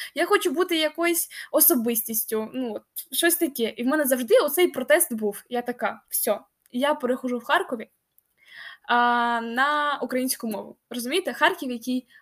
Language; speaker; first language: Ukrainian; non-native, local second language; Russian